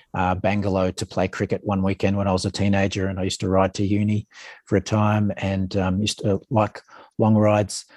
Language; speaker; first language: English; native; English